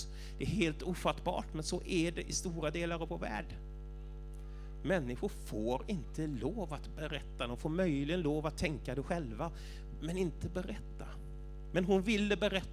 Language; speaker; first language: Swedish; native; Swedish